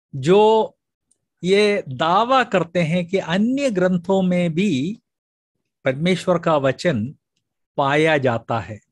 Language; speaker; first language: Hindi; native; Hindi